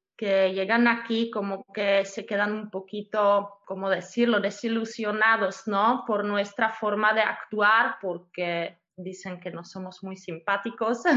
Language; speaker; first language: Spanish; non-native, fluent; Czech